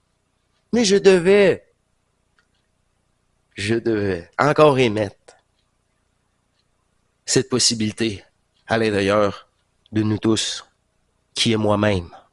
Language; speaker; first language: French; native; French